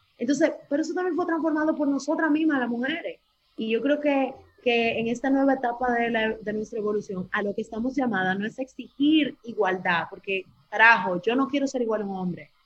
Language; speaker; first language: Spanish; native; Spanish